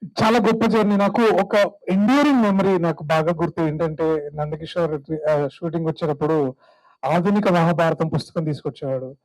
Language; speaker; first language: Telugu; native; Telugu